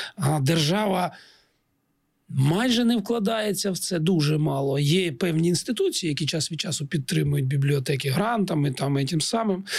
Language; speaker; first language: Ukrainian; non-native, local second language; Russian